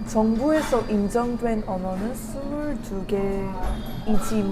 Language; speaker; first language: Korean; non-native, fluent; Hindi